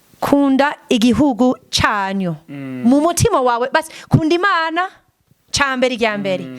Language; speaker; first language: Rundi; non-native, fluent; English